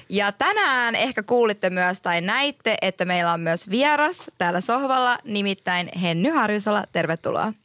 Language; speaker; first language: Finnish; native; Finnish